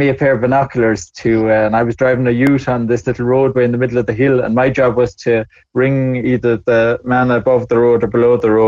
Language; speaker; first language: English; native; English